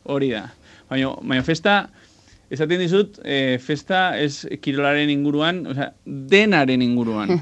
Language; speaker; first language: Basque; non-native, local second language; Spanish